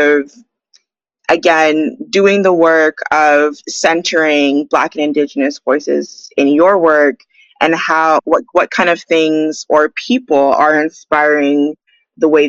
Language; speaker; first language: English; native; English